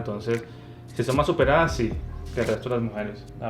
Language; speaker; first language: Spanish; native; Spanish